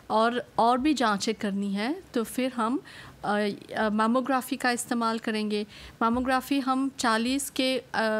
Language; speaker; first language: Hindi; non-native, local second language; Morisyen